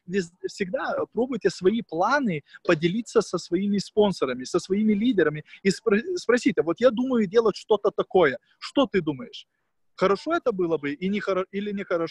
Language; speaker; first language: Russian; non-native, fluent; Lithuanian